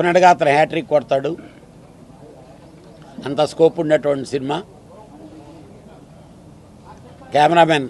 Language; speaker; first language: Telugu; native; Telugu